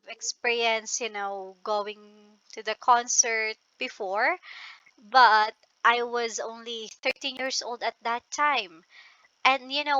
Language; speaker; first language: English; non-native, local second language; Filipino